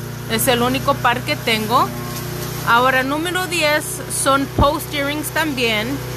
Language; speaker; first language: Spanish; early bilingual, heritage; Spanish